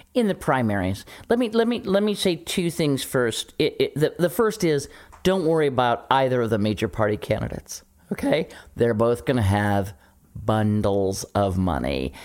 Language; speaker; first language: English; native; English